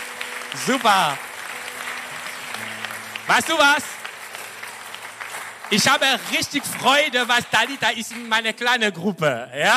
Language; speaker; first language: German; non-native, fluent; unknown